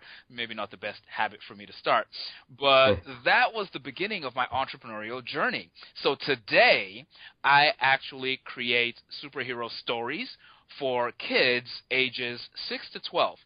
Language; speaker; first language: English; non-native, local second language; Yoruba